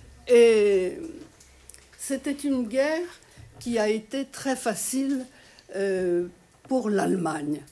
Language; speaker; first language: French; non-native, fluent; Polish